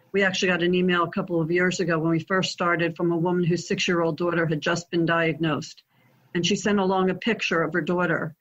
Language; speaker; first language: English; native; English